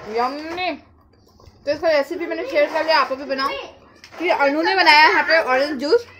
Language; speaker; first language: Hindi; non-native, local second language; Nepali